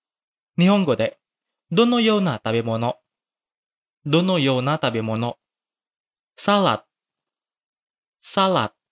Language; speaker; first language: Japanese; non-native, fluent; Indonesian